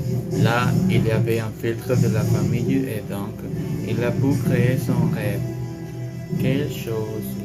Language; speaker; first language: French; non-native, learner; Spanish